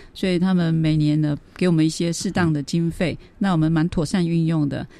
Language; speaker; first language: Chinese; native; Chinese